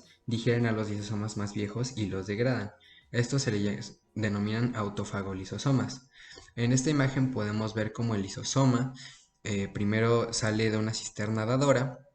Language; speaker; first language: Spanish; native; Spanish